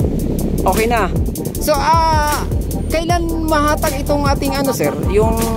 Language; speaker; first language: Filipino; native; Filipino